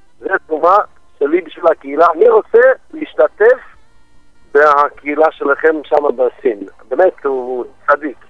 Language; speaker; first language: Hebrew; non-native, fluent; English